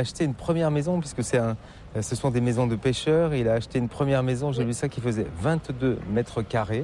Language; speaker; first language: French; native; French